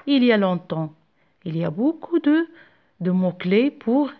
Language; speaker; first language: French; non-native, local second language; Arabic